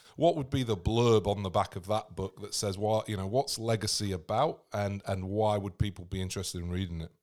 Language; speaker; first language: English; native; English